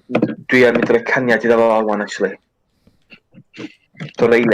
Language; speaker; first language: Welsh; native; Welsh